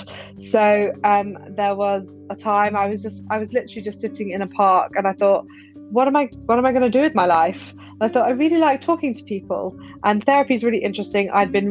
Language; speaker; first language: English; native; English